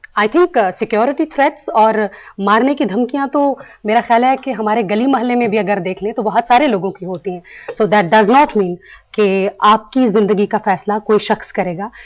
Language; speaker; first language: Urdu; native; Urdu